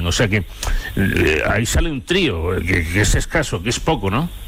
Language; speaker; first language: Spanish; native; Spanish